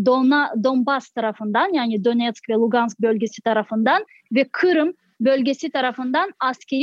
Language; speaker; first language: Turkish; non-native, fluent; Crimean Tatar